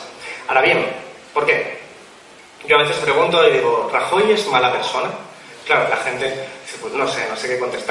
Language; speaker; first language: Spanish; native; Spanish